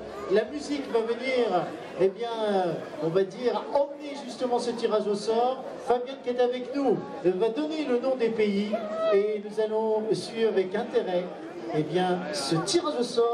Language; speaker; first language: French; native; French